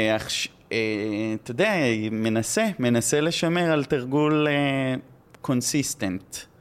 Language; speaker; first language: Hebrew; native; Hebrew